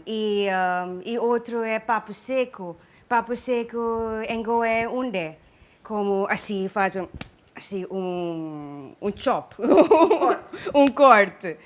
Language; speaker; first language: Portuguese; non-native, learner; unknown